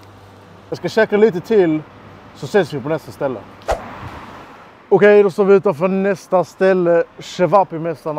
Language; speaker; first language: Swedish; native; Swedish